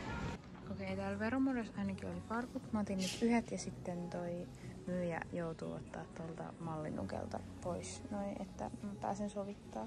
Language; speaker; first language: Finnish; native; Finnish